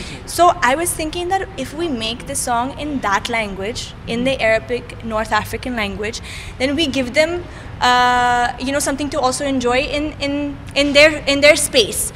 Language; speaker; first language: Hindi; non-native, learner; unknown